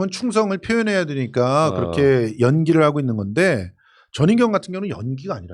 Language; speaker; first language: Korean; native; Korean